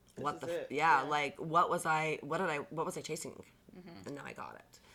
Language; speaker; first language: English; native; English